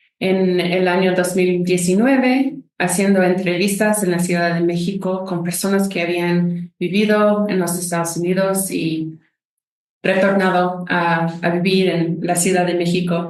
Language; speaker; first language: Spanish; non-native, fluent; English